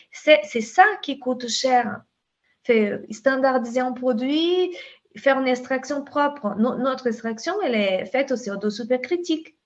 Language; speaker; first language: French; non-native, fluent; Portuguese